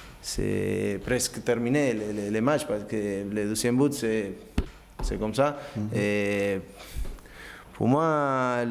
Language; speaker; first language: French; non-native, learner; Spanish